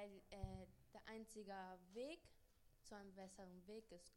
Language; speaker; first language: German; early bilingual, other home language; Spanish